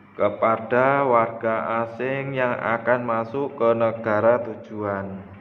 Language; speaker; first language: Indonesian; native; Indonesian